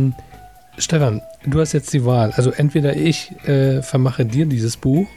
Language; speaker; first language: German; native; German